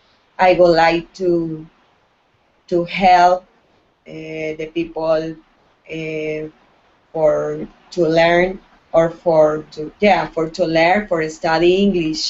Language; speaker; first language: English; non-native, learner; Spanish